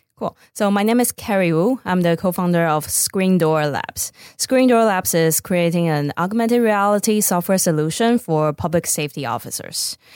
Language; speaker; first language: English; non-native, fluent; Chinese